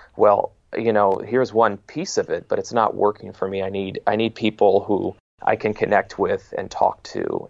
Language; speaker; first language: English; native; English